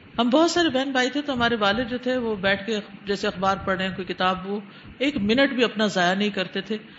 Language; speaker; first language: Urdu; native; Urdu